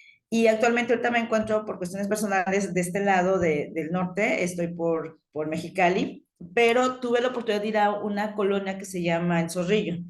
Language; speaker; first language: Spanish; native; Spanish